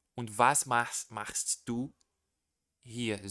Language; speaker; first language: German; non-native, learner; Portuguese